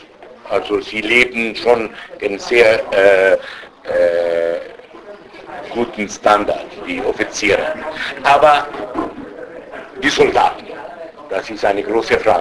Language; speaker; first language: German; non-native, fluent; Arabic